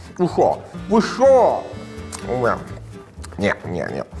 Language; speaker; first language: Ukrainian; non-native, learner; Italian